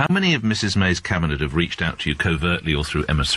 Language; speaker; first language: English; native; English